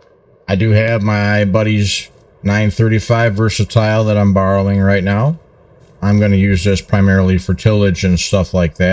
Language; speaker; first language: English; native; English